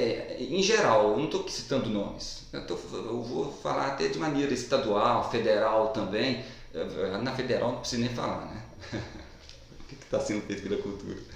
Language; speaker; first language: Portuguese; native; Portuguese